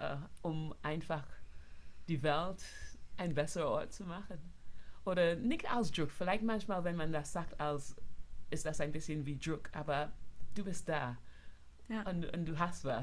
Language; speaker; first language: German; non-native, fluent; English